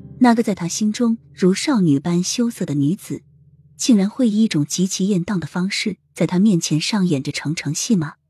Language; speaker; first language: Chinese; native; Chinese